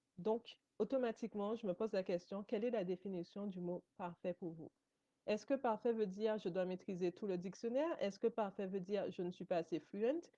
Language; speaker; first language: French; native; French